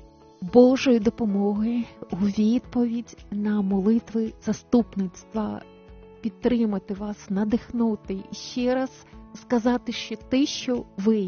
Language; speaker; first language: Ukrainian; native; Ukrainian